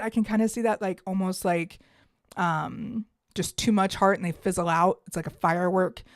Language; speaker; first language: English; native; English